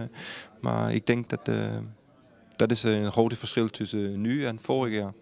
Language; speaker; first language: Dutch; non-native, fluent; Danish